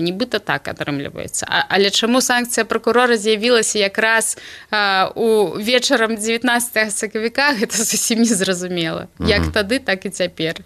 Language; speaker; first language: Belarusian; non-native, local second language; Russian